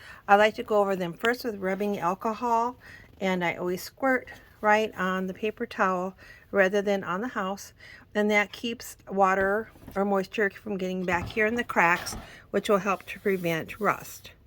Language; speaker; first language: English; native; English